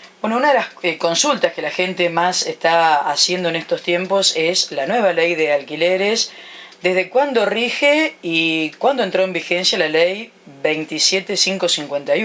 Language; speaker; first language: Spanish; native; Spanish